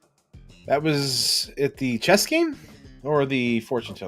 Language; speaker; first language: English; native; English